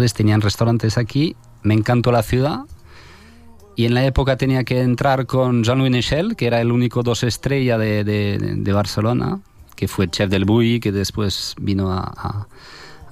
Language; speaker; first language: Spanish; non-native, fluent; French